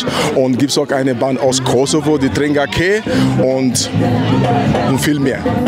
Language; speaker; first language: German; non-native, learner; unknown